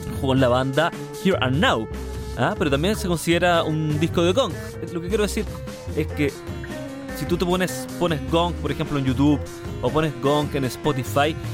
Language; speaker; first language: Spanish; native; Spanish